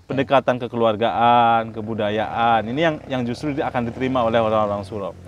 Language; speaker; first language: Indonesian; non-native, local second language; Minangkabau